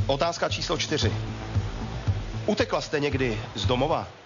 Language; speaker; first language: Czech; native; Czech